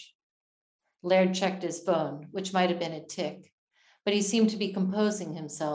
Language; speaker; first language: English; native; English